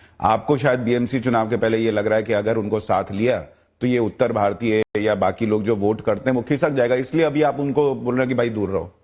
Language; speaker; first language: Hindi; native; Hindi